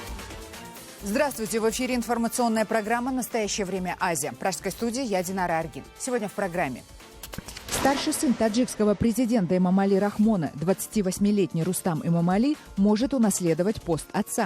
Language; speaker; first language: Russian; native; Russian